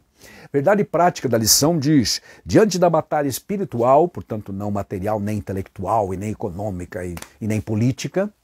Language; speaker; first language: Portuguese; native; Portuguese